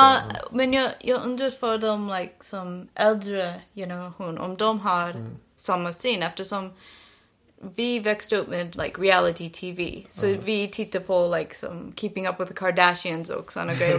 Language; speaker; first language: Swedish; non-native, learner; English